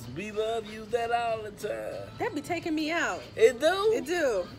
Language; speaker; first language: English; native; English